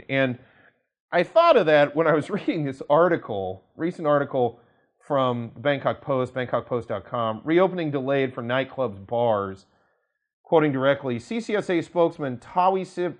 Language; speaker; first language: English; native; English